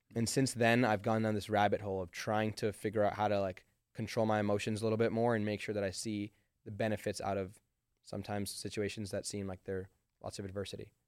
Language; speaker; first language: English; early bilingual, other home language; Hindi